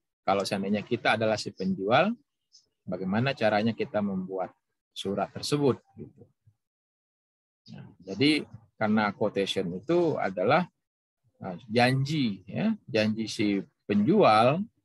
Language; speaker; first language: Indonesian; native; Indonesian